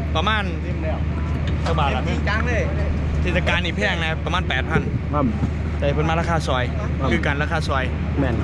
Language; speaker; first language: Thai; native; Thai